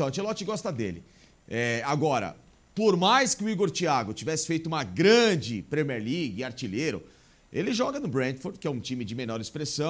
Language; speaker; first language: Portuguese; native; Portuguese